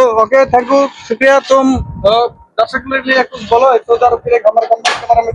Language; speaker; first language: Hindi; non-native, learner; Bangla